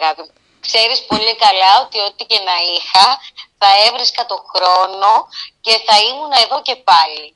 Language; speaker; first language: Greek; native; Greek